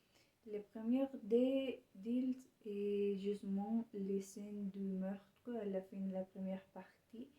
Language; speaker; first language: French; non-native, learner; Spanish